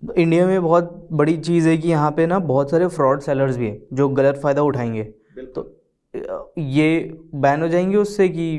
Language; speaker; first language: Hindi; native; Hindi